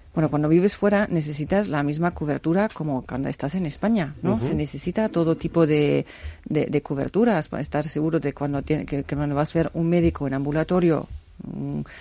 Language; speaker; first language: Spanish; non-native, fluent; German